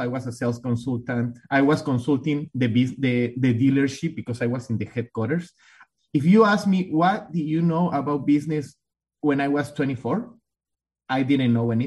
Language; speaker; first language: English; non-native, fluent; Spanish